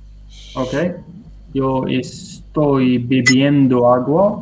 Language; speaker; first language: Spanish; non-native, learner; English